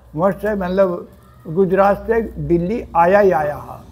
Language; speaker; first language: Hindi; native; Hindi